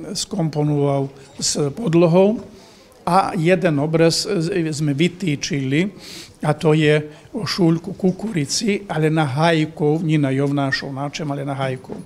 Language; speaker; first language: Slovak; native; Slovak